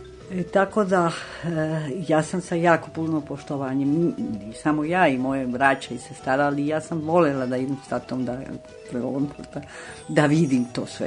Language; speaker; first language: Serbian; non-native, fluent; Spanish